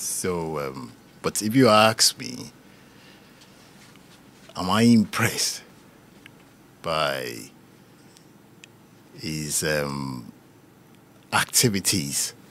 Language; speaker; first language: English; non-native, local second language; Yoruba